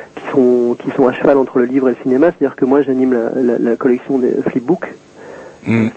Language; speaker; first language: French; native; French